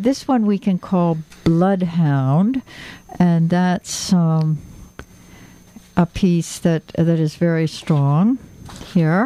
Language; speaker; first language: English; native; English